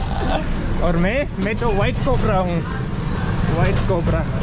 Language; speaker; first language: Hindi; non-native, learner; English